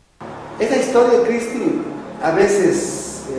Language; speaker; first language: Spanish; non-native, local second language; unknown